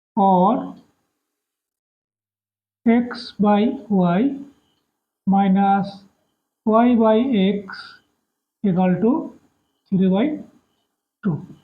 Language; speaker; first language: English; non-native, local second language; Bangla